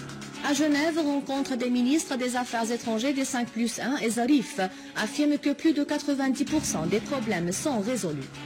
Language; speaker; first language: French; non-native, fluent; Arabic